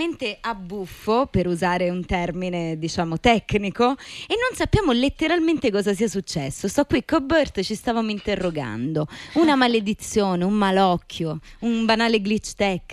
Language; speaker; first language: Italian; native; Italian